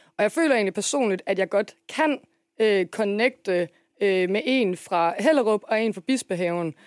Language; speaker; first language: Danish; native; Danish